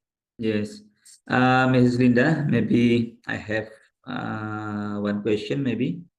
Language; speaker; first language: English; non-native, local second language; Indonesian